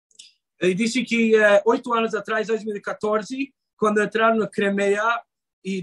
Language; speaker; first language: Portuguese; non-native, fluent; Hebrew